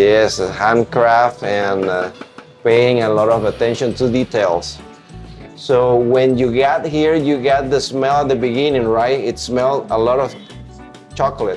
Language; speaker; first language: English; non-native, fluent; Spanish